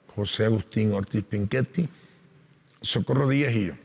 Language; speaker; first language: Spanish; native; Spanish